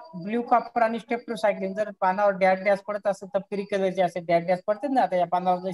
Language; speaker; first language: Marathi; native; Marathi